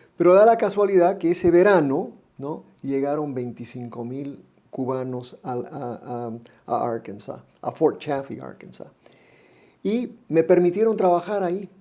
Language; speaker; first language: Spanish; native; Spanish